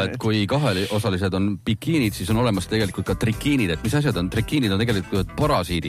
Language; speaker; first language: Estonian; native; Estonian